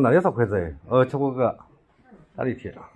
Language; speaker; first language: Chinese; native; Chinese